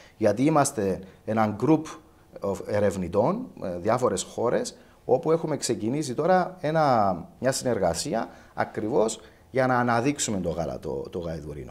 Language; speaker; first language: Greek; native; Greek